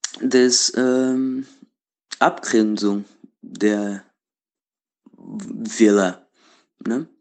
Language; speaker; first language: German; non-native, learner; Portuguese